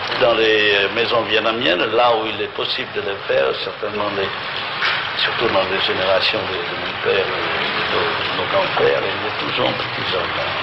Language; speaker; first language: French; non-native, local second language; Vietnamese